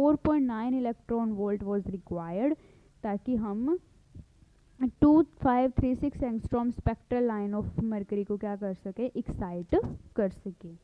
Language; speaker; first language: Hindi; native; Hindi